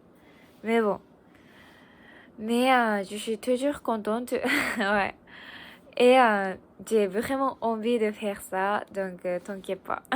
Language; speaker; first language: French; non-native, learner; Japanese